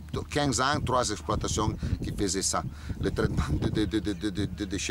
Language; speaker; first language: French; non-native, learner; Italian